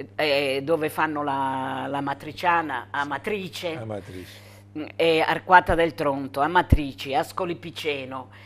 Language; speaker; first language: Italian; native; Italian